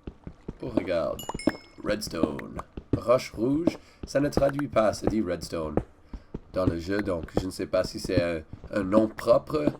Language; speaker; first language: French; non-native, learner; English